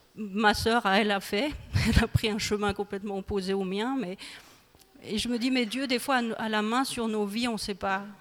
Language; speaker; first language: French; native; French